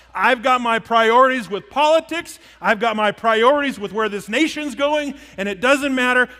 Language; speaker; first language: English; native; English